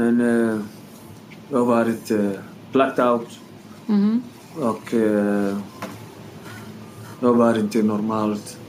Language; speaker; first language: Swedish; non-native, learner; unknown